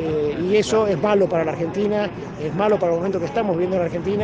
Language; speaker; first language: Spanish; native; Spanish